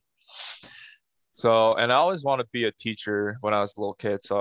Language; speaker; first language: English; non-native, fluent; Chinese